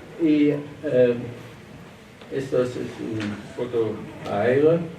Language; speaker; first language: Spanish; non-native, learner; German